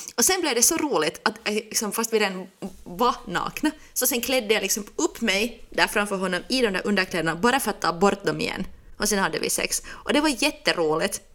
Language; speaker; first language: Swedish; native; Swedish